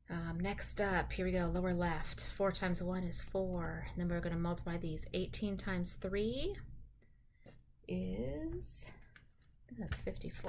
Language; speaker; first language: English; native; English